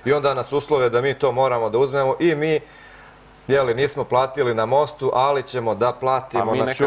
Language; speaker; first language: Croatian; native; Croatian